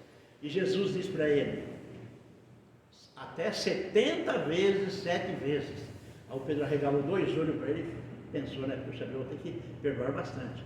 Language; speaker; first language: Portuguese; native; Portuguese